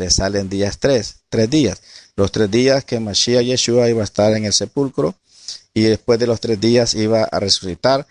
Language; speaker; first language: Spanish; native; Spanish